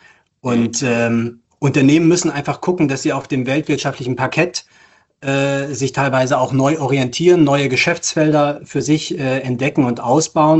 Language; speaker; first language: German; native; German